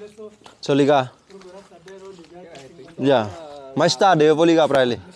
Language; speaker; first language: Portuguese; non-native, learner; Vietnamese